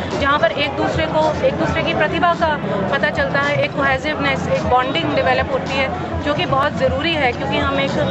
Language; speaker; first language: Hindi; native; Hindi